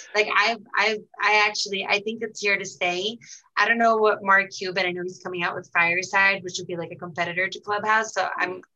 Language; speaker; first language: English; early bilingual, heritage; Portuguese